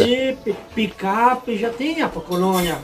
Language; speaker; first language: Polish; early bilingual, heritage; Polish